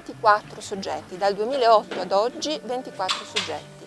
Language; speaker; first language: Italian; native; Italian